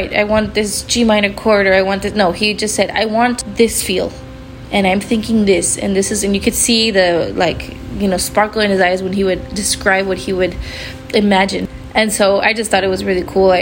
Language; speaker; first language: English; native; English